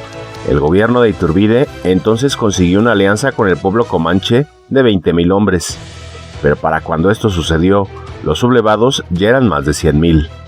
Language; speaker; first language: Spanish; native; Spanish